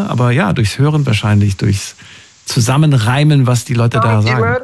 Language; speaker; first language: German; native; German